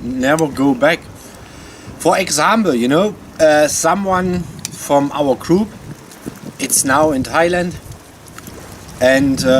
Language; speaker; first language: English; non-native, learner; German